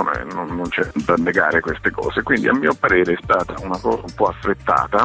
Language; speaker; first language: Italian; native; Italian